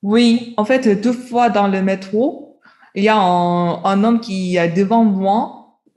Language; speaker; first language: French; non-native, learner; Chinese